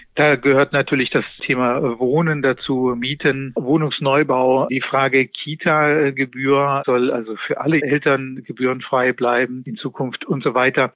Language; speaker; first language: German; native; German